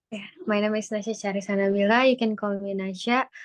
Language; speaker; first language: English; non-native, learner; Indonesian